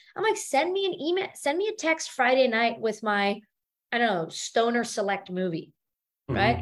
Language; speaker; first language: English; non-native, fluent; German